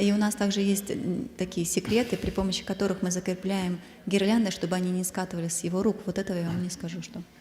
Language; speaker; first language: Russian; native; Russian